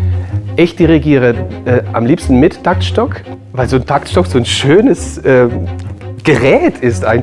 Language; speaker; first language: German; native; German